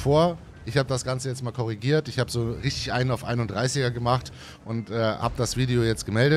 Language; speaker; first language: German; native; German